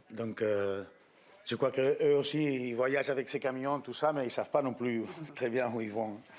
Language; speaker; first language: French; native; French